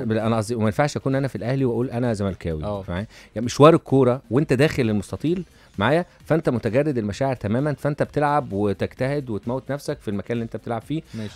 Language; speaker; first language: Arabic; native; Arabic